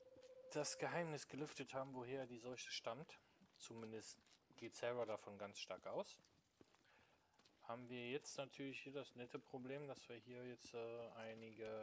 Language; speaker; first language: German; native; German